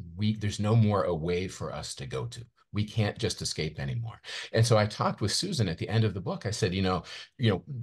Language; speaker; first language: English; native; English